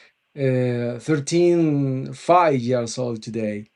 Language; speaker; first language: English; non-native, local second language; Spanish